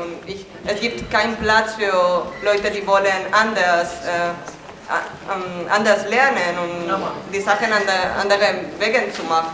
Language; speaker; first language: German; non-native, fluent; Spanish